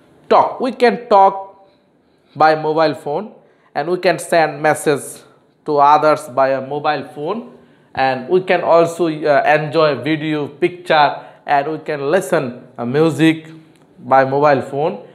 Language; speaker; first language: English; non-native, local second language; Bangla